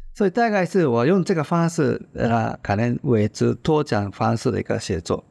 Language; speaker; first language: Chinese; non-native, fluent; Japanese